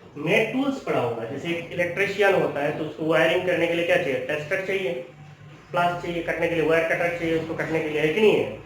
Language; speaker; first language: Hindi; non-native, local second language; Bangla